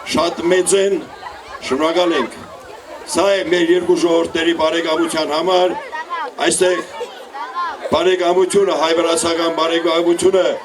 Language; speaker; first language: Armenian; native; Armenian